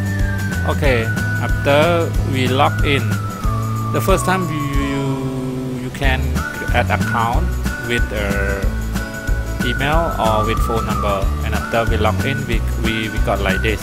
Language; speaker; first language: English; non-native, learner; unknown